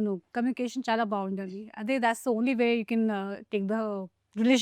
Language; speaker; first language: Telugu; non-native, local second language; Hindi